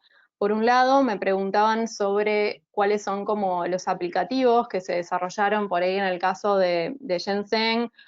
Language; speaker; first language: Spanish; native; Spanish